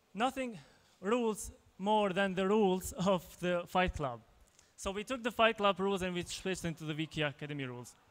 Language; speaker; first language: English; non-native, fluent; Albanian